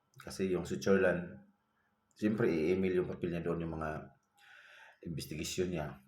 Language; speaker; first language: Filipino; non-native, local second language; Cebuano